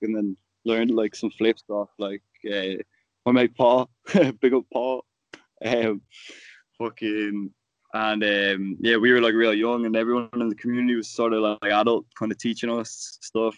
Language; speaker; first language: English; native; English